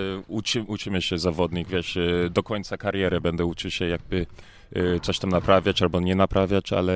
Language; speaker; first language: Polish; early bilingual, heritage; English